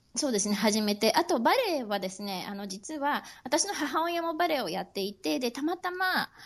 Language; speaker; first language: Japanese; native; Japanese